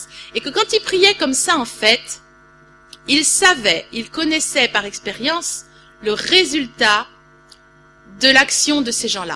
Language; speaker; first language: French; native; French